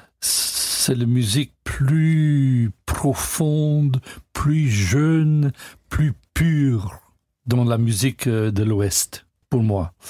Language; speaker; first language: French; non-native, learner; English